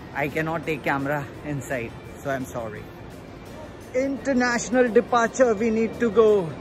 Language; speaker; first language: English; non-native, local second language; Hindi